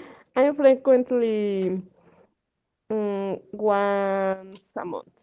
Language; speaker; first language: English; non-native, learner; Spanish